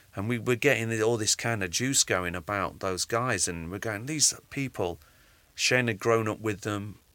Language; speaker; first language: English; native; English